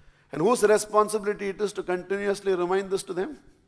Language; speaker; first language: English; non-native, local second language; Tamil